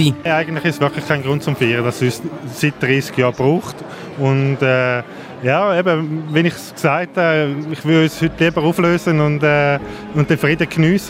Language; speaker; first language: German; native; German